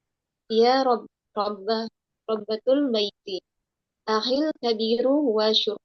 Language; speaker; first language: Arabic; non-native, learner; Indonesian